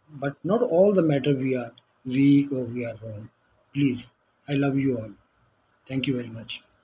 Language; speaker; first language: English; non-native, local second language; Urdu